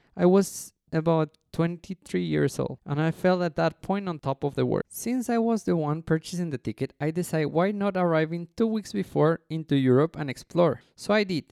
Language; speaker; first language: English; non-native, fluent; Spanish